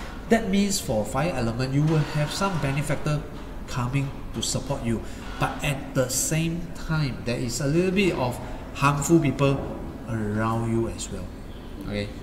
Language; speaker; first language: English; non-native, local second language; Chinese